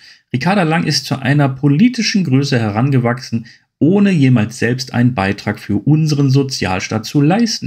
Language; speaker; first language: German; native; German